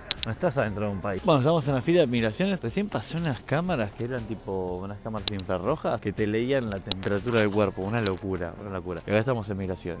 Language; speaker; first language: Spanish; native; Spanish